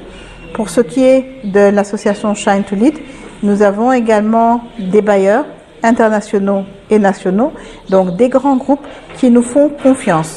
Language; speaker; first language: French; non-native, local second language; Wolof